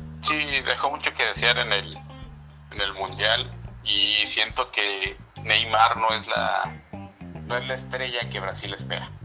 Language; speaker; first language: Spanish; native; Spanish